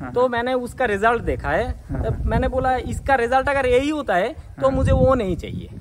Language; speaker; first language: Hindi; non-native, local second language; Bangla